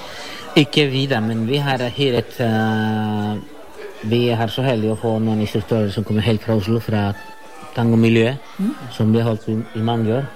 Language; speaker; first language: Norwegian; non-native, fluent; Spanish